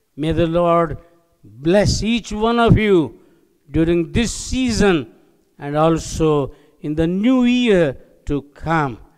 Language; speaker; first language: English; non-native, local second language; Telugu